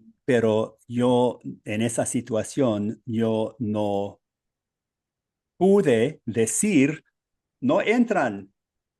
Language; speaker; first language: Spanish; non-native, fluent; English